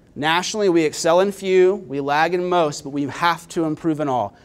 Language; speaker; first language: English; native; English